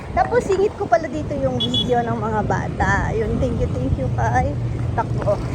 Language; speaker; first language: Filipino; native; Filipino